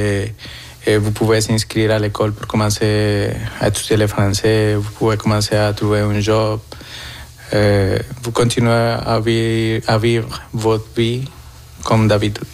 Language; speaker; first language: French; non-native, fluent; Spanish